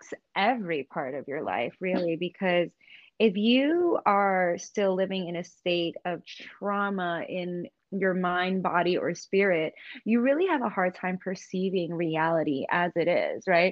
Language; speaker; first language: English; native; English